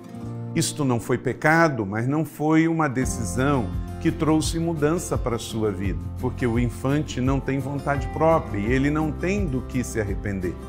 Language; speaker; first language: Portuguese; native; Portuguese